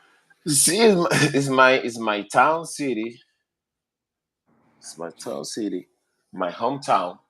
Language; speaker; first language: English; non-native, learner; Spanish